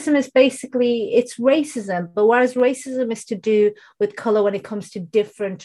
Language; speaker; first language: English; non-native, local second language; Bangla